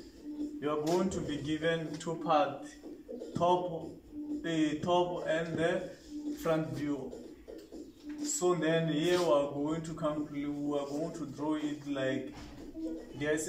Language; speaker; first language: English; non-native, local second language; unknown